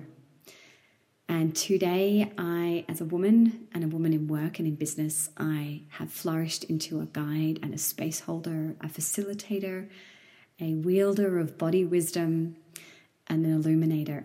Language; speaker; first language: English; native; English